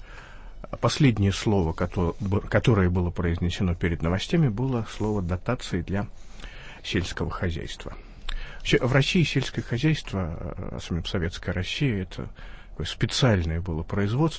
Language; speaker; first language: Russian; native; Russian